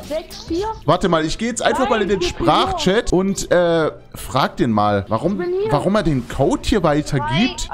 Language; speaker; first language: German; native; German